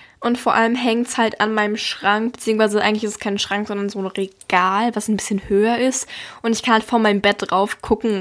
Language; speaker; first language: German; native; German